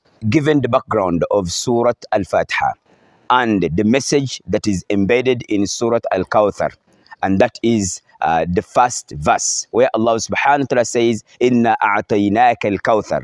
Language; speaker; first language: English; non-native, local second language; Ganda